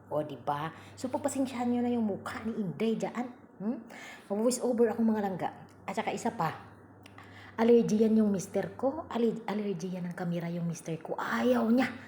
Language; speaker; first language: Filipino; non-native, local second language; Hiligaynon